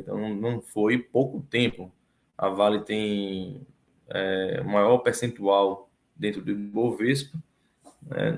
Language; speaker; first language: Portuguese; native; Portuguese